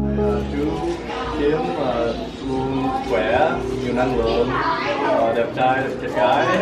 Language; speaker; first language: Vietnamese; early bilingual, heritage; Vietnamese